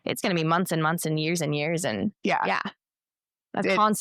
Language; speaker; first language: English; native; English